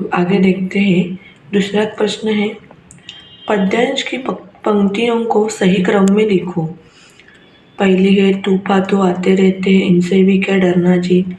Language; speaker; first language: Hindi; non-native, local second language; Marathi